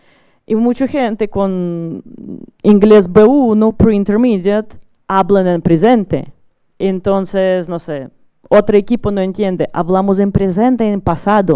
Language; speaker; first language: Spanish; non-native, learner; Russian